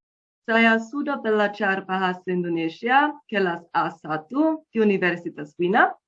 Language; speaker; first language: Indonesian; non-native, learner; German